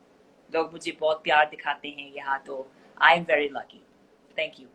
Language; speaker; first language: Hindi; non-native, fluent; English